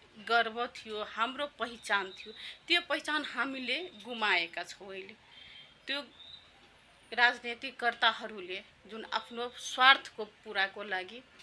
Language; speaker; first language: Nepali; non-native, local second language; Maithili